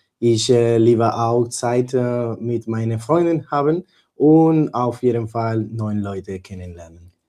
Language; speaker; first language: German; non-native, learner; Spanish